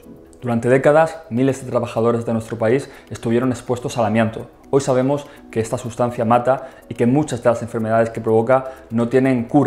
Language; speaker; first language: Spanish; native; Spanish